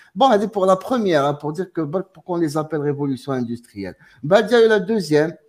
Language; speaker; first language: French; non-native, local second language; Arabic